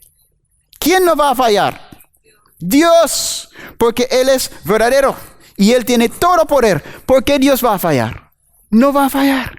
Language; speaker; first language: Spanish; non-native, learner; English